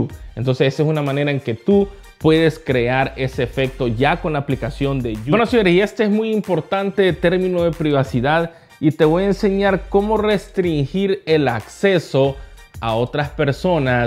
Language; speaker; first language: Spanish; native; Spanish